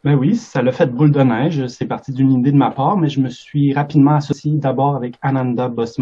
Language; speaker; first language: French; native; French